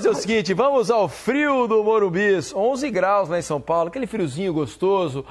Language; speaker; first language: Portuguese; native; Portuguese